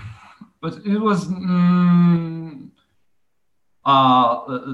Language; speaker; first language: English; non-native, fluent; Italian